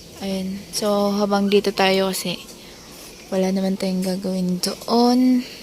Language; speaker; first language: Filipino; native; Filipino